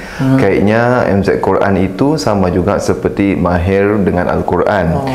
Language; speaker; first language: Malay; native; Malay